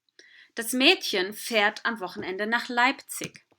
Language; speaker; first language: German; non-native, fluent; English